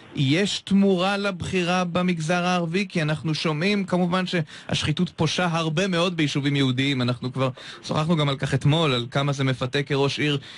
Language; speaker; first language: Hebrew; native; Hebrew